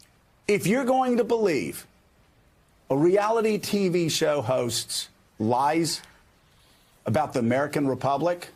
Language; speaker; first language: English; native; English